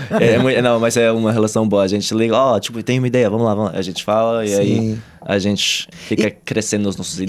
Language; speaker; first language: Portuguese; non-native, fluent; English